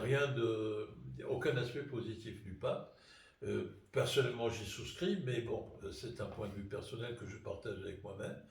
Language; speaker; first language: French; native; French